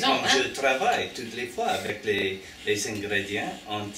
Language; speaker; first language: French; non-native, learner; English